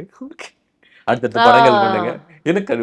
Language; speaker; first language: Tamil; native; Tamil